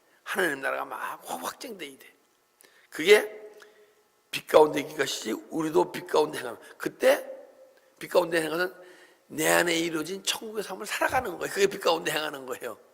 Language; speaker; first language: Korean; native; Korean